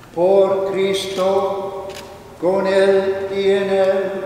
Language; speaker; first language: Spanish; non-native, fluent; English